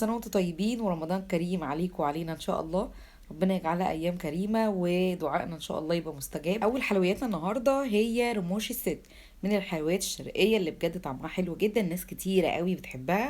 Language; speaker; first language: Arabic; native; Arabic